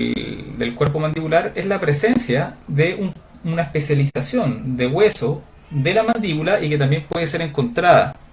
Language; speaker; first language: Spanish; native; Spanish